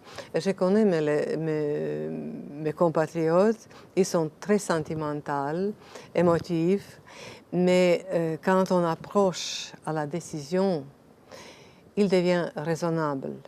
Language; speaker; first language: French; non-native, fluent; Latvian